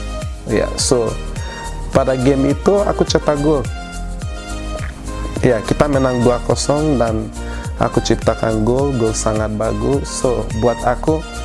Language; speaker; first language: Indonesian; non-native, fluent; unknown